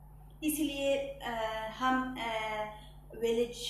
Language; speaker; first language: Hindi; non-native, fluent; Persian